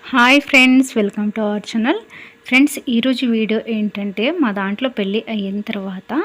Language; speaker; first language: Telugu; non-native, local second language; Lambadi